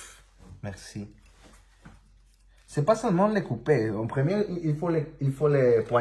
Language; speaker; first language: French; non-native, learner; Spanish